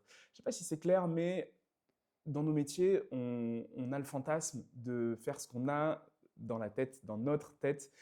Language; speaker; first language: French; native; French